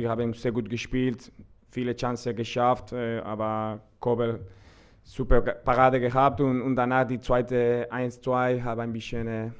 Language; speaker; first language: German; non-native, learner; Spanish